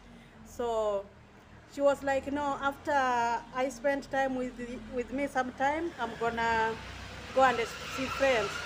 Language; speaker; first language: English; non-native, learner; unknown